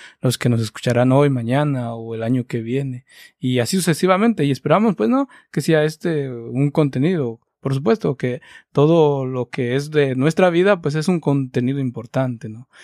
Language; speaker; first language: Spanish; native; Spanish